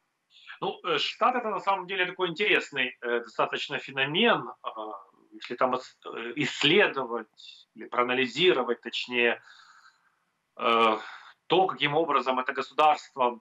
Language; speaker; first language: Russian; native; Russian